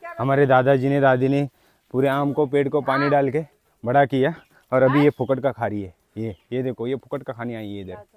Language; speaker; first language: Hindi; non-native, local second language; Marathi